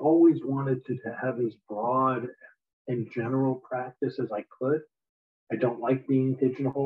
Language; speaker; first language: English; native; English